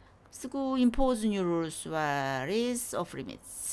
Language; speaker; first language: English; non-native, fluent; Korean